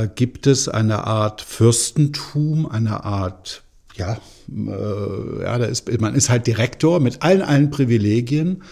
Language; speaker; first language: German; native; German